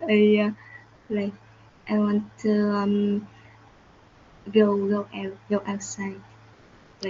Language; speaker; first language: English; non-native, learner; Vietnamese